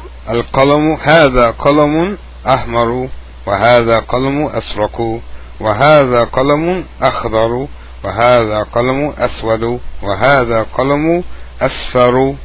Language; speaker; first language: Arabic; non-native, fluent; English